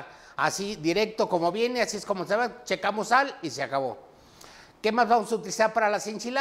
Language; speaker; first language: Spanish; native; Spanish